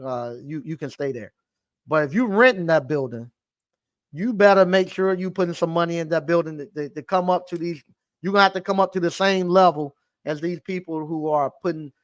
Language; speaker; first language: English; native; English